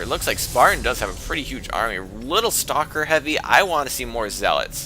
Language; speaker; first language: English; native; English